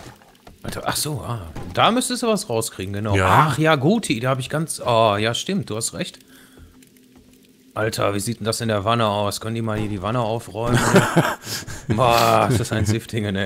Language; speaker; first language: German; native; German